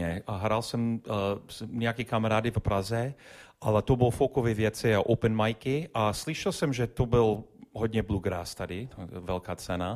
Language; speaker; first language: Czech; non-native, learner; English